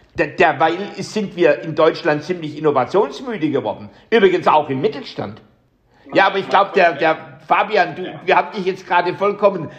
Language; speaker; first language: German; native; German